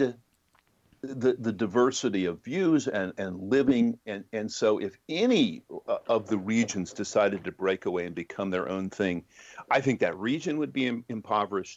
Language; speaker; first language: English; native; English